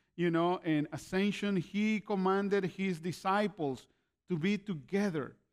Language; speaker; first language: English; non-native, fluent; Spanish